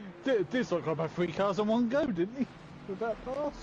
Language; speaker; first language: English; native; English